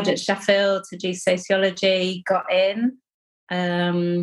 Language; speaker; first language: English; native; English